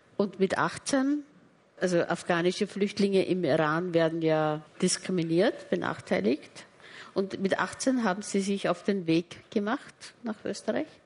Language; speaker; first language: German; native; German